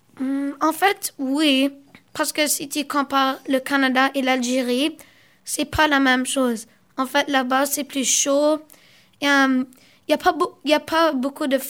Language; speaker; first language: French; early bilingual, other home language; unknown